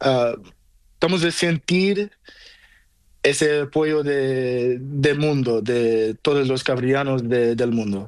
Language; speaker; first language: Spanish; non-native, learner; Portuguese